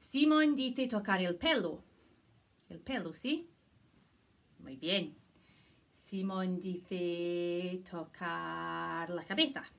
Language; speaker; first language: Spanish; non-native, learner; English